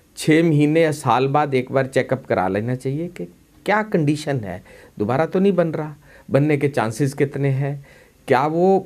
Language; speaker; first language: Hindi; non-native, local second language; Punjabi